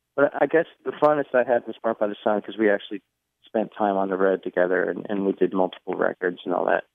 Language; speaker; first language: English; native; English